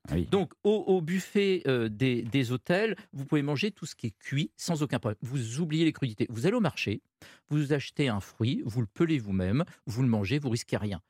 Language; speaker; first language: French; native; French